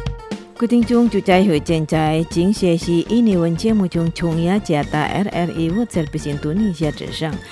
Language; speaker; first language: Chinese; non-native, fluent; Indonesian